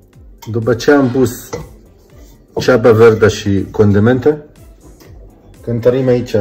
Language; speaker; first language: Romanian; non-native, learner; Arabic